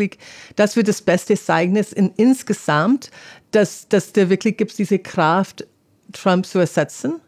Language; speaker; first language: German; non-native, fluent; English